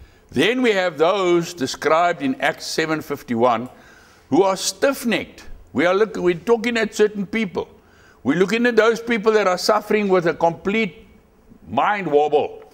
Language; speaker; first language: English; non-native, local second language; Afrikaans